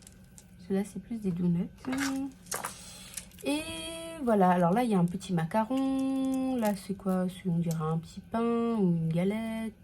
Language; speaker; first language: French; native; French